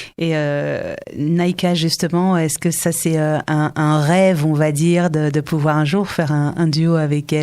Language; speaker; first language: French; native; French